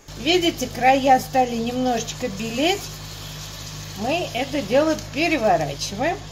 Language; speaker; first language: Russian; native; Russian